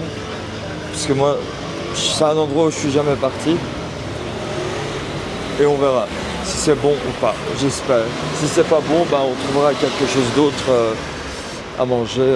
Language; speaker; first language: French; early bilingual, heritage; Turkish